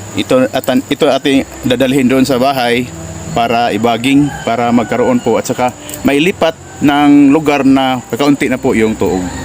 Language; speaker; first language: Filipino; non-native, local second language; Cebuano